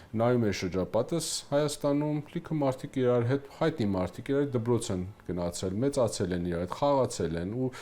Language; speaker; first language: Armenian; early bilingual, heritage; Armenian